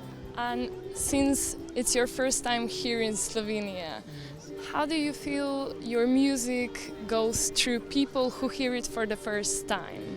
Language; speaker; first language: English; non-native, fluent; Slovenian